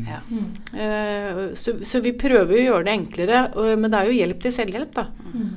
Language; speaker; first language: Norwegian; native; Norwegian